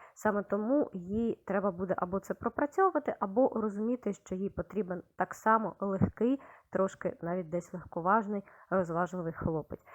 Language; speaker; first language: Ukrainian; native; Ukrainian